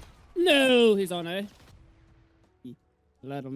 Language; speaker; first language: English; native; English